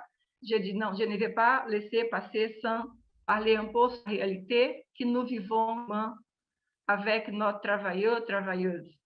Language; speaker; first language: French; non-native, learner; Portuguese